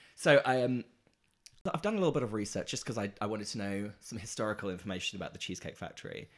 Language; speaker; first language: English; native; English